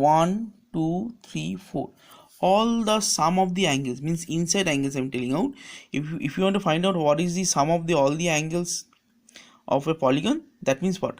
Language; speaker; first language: English; non-native, local second language; Bangla